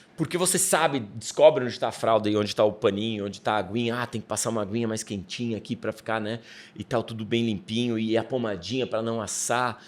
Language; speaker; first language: Portuguese; native; Portuguese